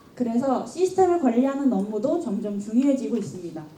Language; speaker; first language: Korean; native; Korean